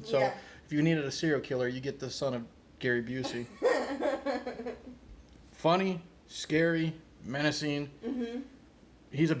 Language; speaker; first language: English; native; English